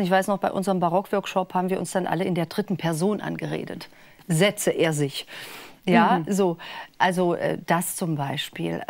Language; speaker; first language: German; native; German